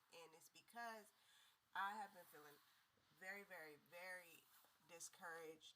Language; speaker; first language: English; native; English